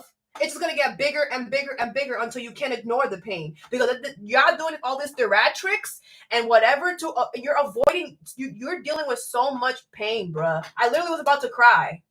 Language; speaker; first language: English; native; English